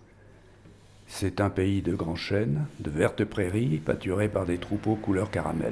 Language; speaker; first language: French; native; French